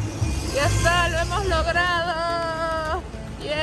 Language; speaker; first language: Spanish; native; Spanish